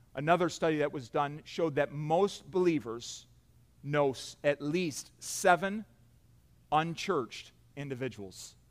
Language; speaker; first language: English; native; English